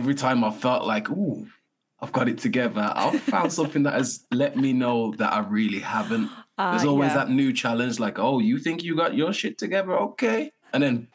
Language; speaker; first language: English; native; English